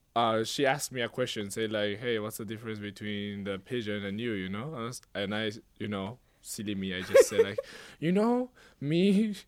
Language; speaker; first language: English; non-native, fluent; Japanese